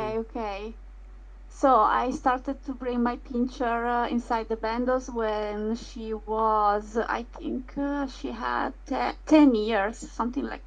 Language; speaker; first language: English; non-native, fluent; Italian